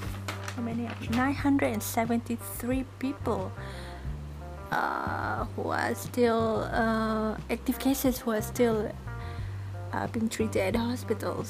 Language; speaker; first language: English; non-native, local second language; Malay